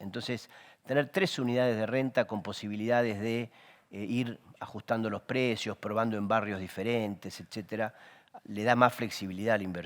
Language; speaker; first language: Spanish; native; Spanish